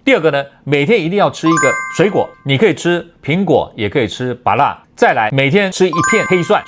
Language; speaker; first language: Chinese; native; Chinese